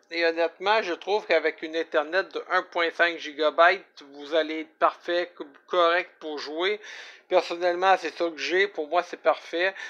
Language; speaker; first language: French; native; French